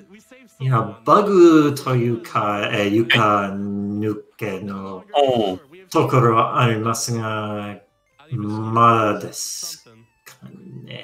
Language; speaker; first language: Japanese; non-native, learner; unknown